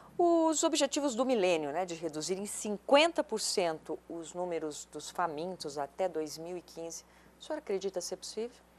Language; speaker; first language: Portuguese; native; Portuguese